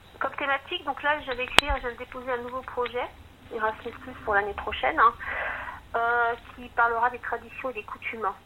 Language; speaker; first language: French; native; French